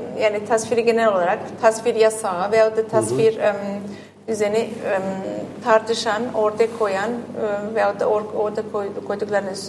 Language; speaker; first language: Turkish; non-native, fluent; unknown